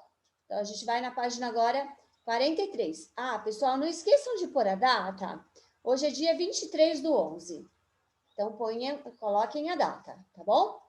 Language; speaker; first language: Portuguese; native; Portuguese